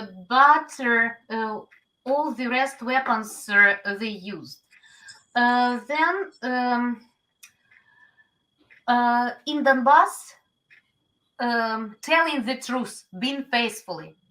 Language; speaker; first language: English; non-native, learner; Ukrainian